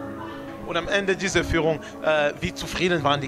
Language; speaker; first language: German; non-native, learner; French